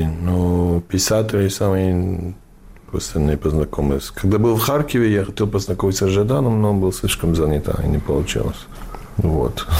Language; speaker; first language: Russian; non-native, fluent; English